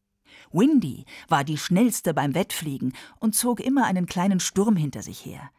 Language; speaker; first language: German; native; German